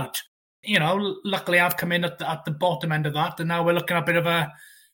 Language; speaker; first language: English; native; English